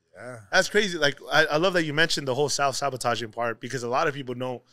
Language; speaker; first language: English; native; English